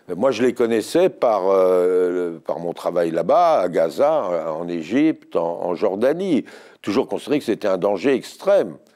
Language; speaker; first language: French; native; French